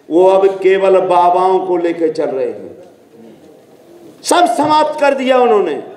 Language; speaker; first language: Hindi; native; Hindi